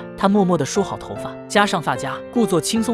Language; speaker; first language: Chinese; native; Chinese